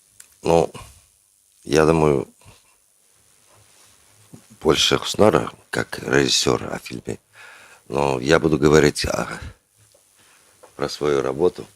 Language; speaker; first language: Russian; non-native, local second language; Uzbek